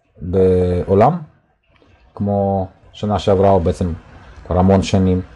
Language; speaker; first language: Hebrew; non-native, fluent; Russian